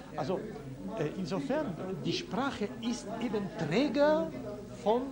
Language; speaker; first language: German; non-native, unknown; Polish